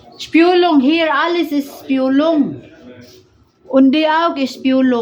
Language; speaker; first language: German; non-native, learner; Cebuano